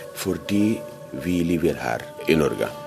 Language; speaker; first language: Norwegian; non-native, learner; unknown